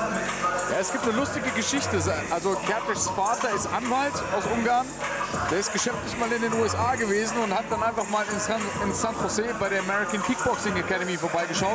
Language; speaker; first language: German; native; German